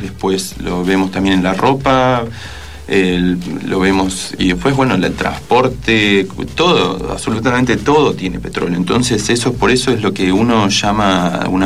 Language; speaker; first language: Spanish; native; Spanish